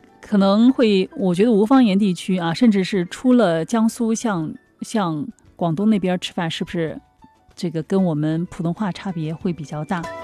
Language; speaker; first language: Chinese; native; Chinese